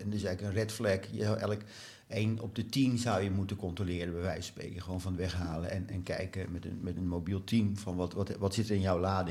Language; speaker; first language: Dutch; native; Dutch